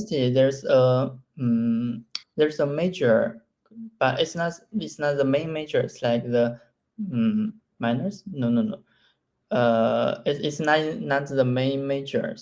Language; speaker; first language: English; non-native, learner; Chinese